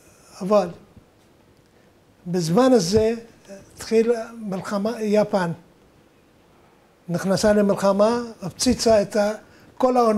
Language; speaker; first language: Hebrew; non-native, fluent; Arabic